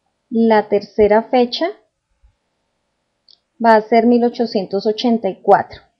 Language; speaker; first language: Spanish; native; Spanish